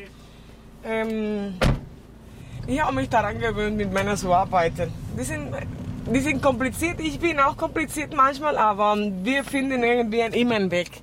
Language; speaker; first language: German; non-native, fluent; Spanish